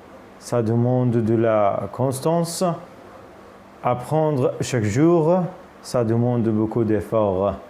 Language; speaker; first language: French; non-native, fluent; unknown